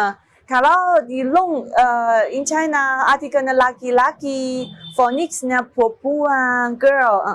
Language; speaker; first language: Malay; non-native, learner; Chinese